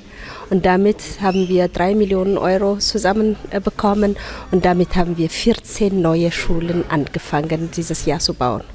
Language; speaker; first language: German; non-native, fluent; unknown